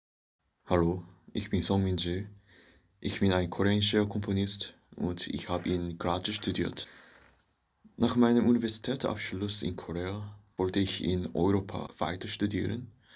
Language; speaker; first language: German; non-native, fluent; Korean